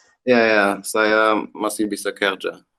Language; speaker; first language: Indonesian; non-native, learner; German